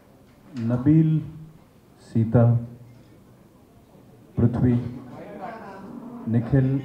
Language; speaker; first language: Telugu; non-native, fluent; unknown